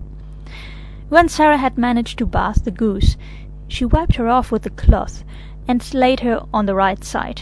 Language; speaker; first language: English; non-native, fluent; Catalan